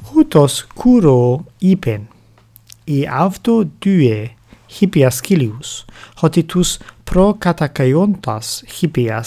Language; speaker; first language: Greek; non-native, fluent; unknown